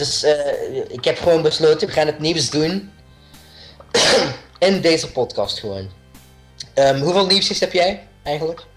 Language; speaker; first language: Dutch; native; Dutch